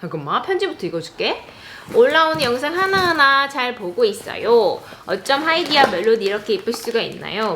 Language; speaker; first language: Korean; non-native, fluent; English